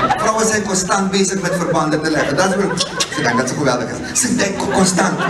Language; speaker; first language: Dutch; native; Dutch